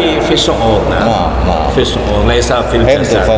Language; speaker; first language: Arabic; non-native, fluent; Javanese